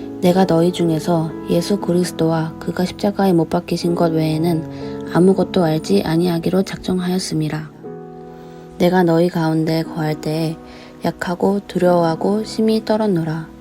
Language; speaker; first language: Korean; native; Korean